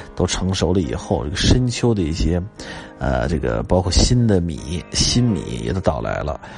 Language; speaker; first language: Chinese; native; Chinese